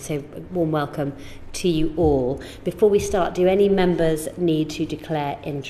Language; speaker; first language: English; native; English